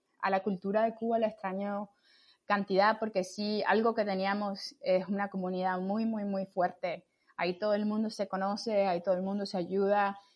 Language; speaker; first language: Spanish; native; Spanish